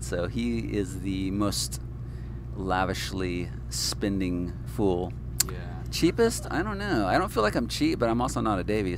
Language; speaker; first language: English; native; English